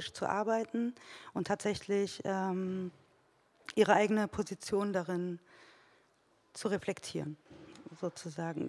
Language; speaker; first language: German; early bilingual, other home language; Turkish